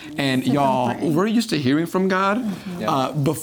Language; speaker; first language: English; native; English